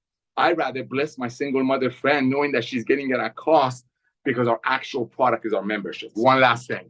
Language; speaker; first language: English; native; English